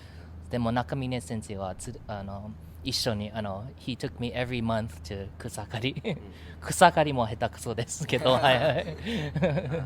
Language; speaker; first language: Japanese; non-native, learner; English